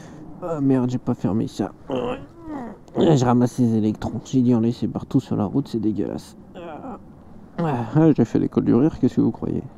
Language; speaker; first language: French; native; French